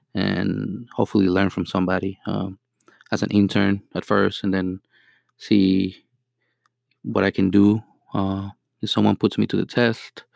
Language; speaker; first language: English; non-native, fluent; Spanish